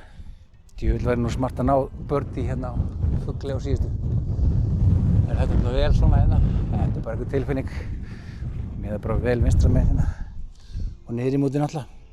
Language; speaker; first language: Icelandic; native; Icelandic